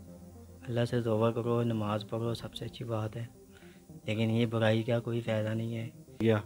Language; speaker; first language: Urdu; non-native, local second language; Punjabi